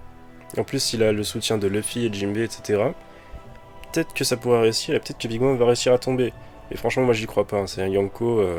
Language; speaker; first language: French; native; French